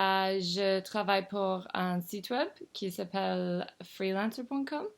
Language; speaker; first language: French; non-native, learner; English